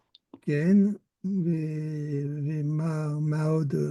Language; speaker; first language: Hebrew; non-native, learner; French